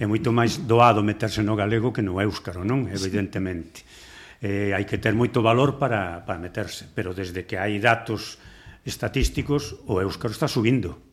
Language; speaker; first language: Galician; native; Galician